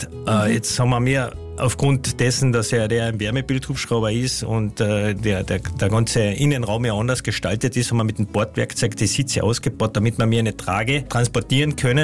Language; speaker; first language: German; native; German